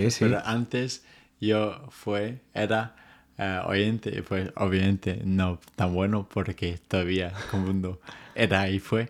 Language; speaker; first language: Spanish; non-native, fluent; English